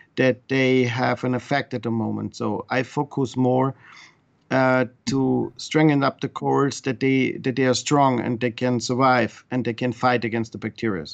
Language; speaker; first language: English; non-native, fluent; German